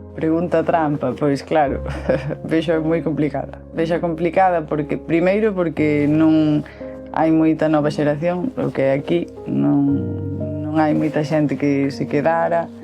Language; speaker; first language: Galician; native; Galician